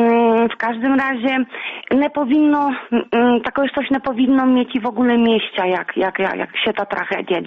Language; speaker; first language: Polish; non-native, local second language; Belarusian